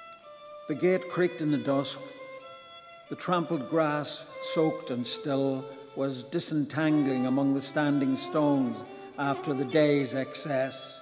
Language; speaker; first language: English; native; English